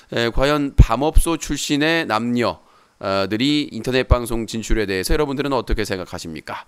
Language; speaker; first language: Korean; native; Korean